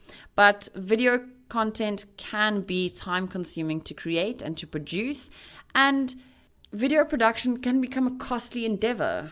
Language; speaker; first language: English; native; English